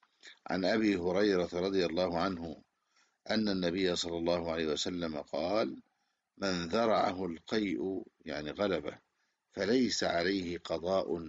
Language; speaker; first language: Arabic; native; Arabic